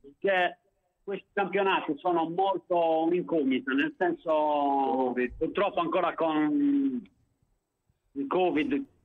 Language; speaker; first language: Italian; native; Italian